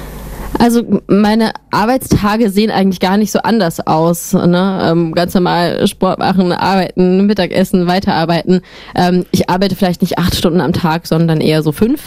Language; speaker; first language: German; native; German